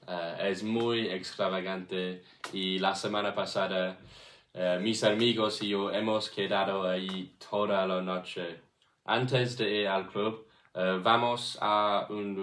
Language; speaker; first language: Spanish; non-native, learner; English